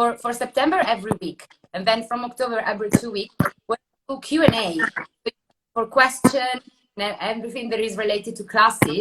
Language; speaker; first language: English; non-native, fluent; Italian